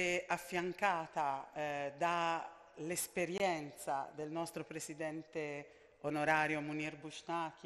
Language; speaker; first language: Italian; native; Italian